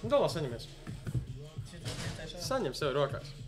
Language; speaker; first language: Latvian; native; Latvian